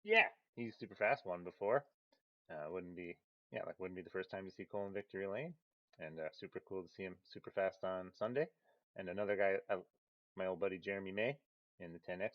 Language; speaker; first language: English; native; English